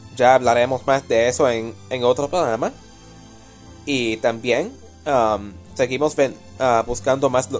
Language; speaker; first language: Spanish; early bilingual, heritage; Spanish